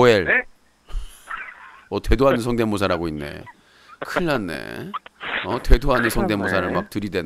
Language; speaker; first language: Korean; native; Korean